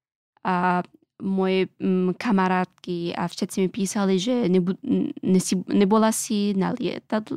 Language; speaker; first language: Slovak; non-native, learner; Pashto